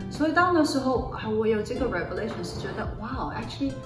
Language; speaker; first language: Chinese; early bilingual, other home language; Cantonese